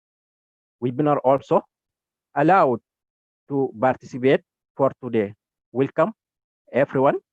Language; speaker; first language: English; non-native, learner; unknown